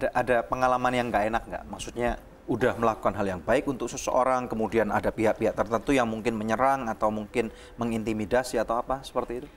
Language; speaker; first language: Indonesian; native; Indonesian